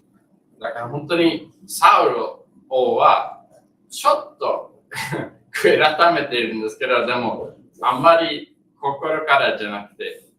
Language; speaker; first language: Japanese; non-native, learner; English